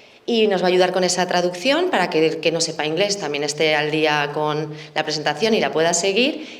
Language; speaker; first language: Spanish; native; Spanish